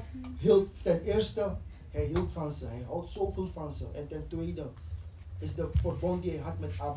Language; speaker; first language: Dutch; non-native, fluent; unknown